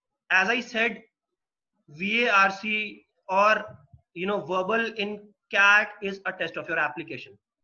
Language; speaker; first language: English; non-native, local second language; Hindi